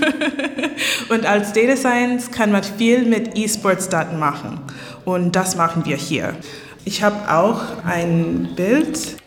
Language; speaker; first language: German; non-native, fluent; English